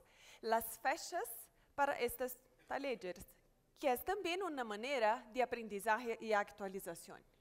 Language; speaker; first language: Spanish; non-native, fluent; Portuguese